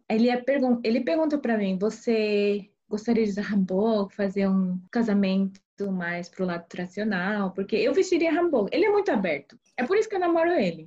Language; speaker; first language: Portuguese; early bilingual, other home language; Korean